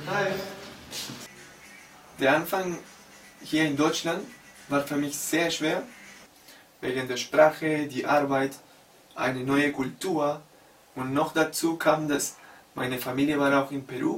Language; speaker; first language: German; non-native, learner; Spanish